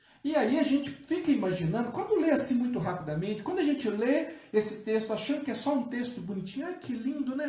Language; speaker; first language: Portuguese; native; Portuguese